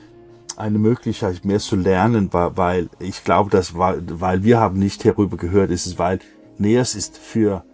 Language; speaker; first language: German; non-native, learner; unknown